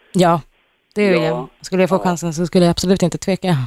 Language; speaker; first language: Swedish; native; Swedish